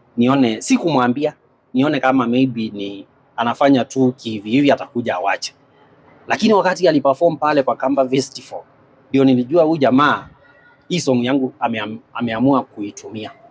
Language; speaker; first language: Swahili; non-native, local second language; Kamba